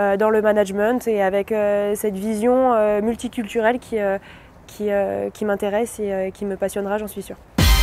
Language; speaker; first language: French; native; French